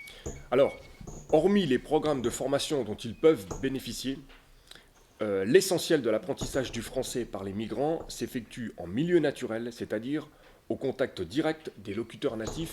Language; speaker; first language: French; native; French